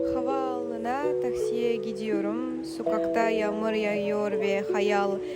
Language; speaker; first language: Turkish; non-native, learner; Kazakh